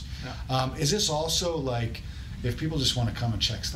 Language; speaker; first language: English; native; English